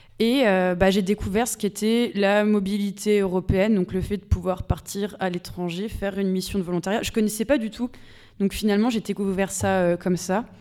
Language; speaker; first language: French; native; French